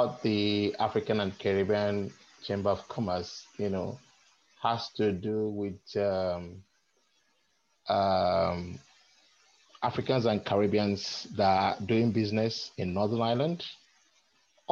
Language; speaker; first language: English; non-native, local second language; Yoruba